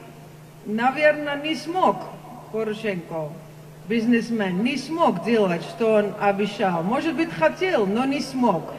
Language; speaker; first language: Russian; non-native, learner; Dutch